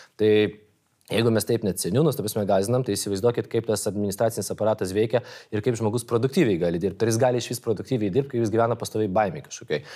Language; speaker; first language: Lithuanian; non-native, local second language; Polish